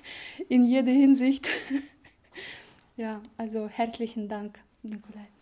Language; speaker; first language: German; non-native, fluent; Russian